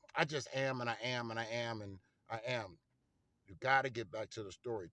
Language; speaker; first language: English; native; English